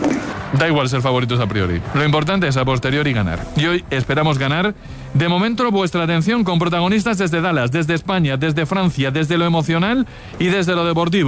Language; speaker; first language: Spanish; native; Spanish